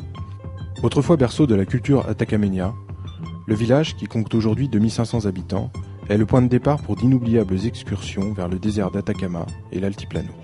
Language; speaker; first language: French; native; French